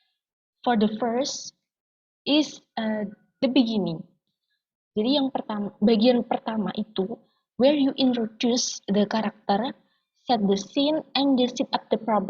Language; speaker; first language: English; non-native, learner; Indonesian